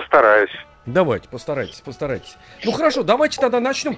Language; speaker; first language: Russian; native; Russian